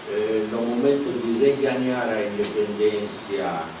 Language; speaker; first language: Portuguese; non-native, fluent; Polish